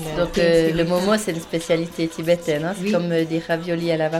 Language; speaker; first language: French; native; French